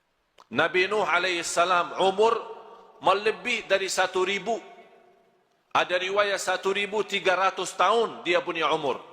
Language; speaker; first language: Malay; non-native, fluent; Arabic